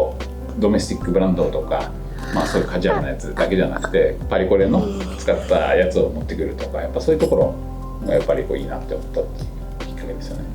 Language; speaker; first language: Japanese; native; Japanese